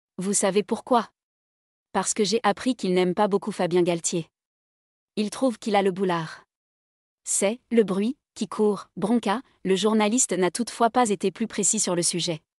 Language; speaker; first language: French; non-native, learner; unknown